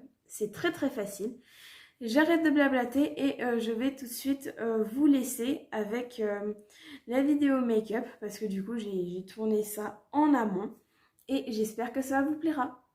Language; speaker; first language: French; native; French